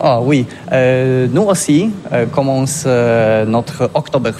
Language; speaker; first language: French; non-native, learner; Polish